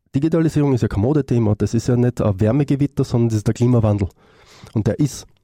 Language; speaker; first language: German; native; German